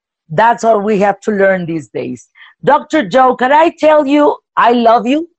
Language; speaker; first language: English; non-native, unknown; Spanish